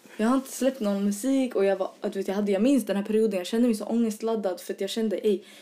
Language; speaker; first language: Swedish; early bilingual, other home language; Arabic